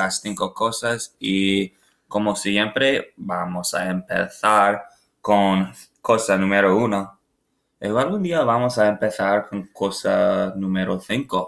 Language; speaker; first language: Spanish; non-native, learner; English